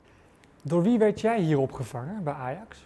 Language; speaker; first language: Dutch; native; Dutch